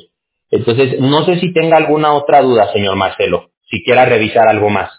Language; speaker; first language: Spanish; native; Spanish